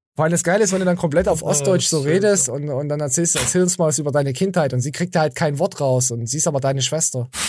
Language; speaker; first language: German; native; German